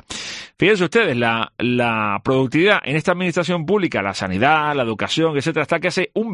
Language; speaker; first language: Spanish; native; Spanish